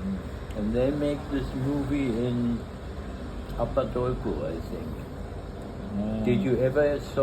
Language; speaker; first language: English; non-native, fluent; German